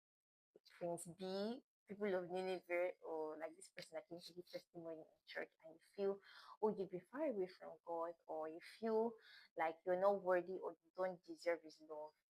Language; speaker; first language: English; non-native, local second language; Igbo